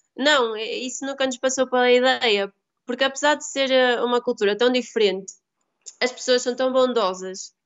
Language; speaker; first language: Portuguese; native; Portuguese